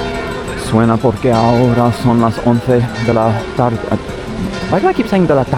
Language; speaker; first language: Spanish; non-native, learner; English